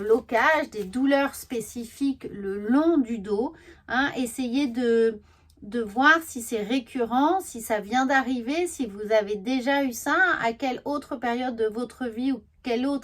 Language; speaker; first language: French; native; French